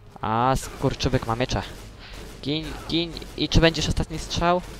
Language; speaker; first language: Polish; native; Polish